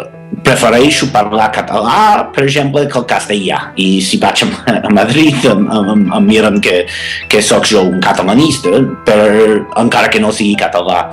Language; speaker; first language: Catalan; non-native, fluent; English